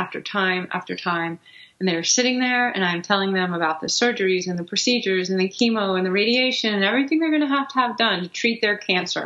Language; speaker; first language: English; native; English